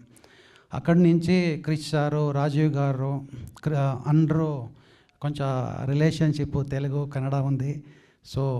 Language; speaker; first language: Telugu; non-native, learner; Kannada